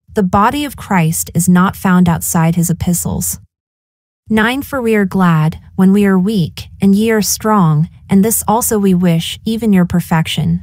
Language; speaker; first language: English; native; English